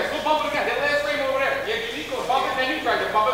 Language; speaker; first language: English; native; English